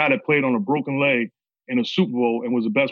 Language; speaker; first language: English; native; English